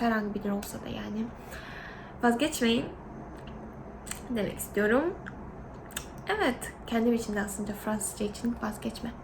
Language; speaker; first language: Turkish; non-native, fluent; Korean